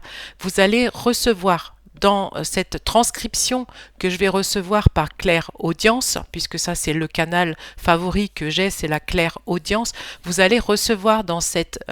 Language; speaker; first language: French; native; French